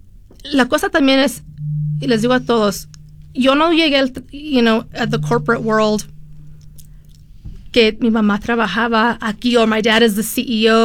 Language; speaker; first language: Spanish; early bilingual, heritage; Spanish